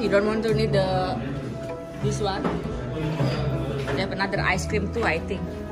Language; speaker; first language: English; non-native, learner; Indonesian